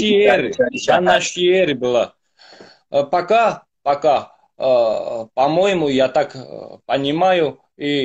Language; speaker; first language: Russian; non-native, fluent; Armenian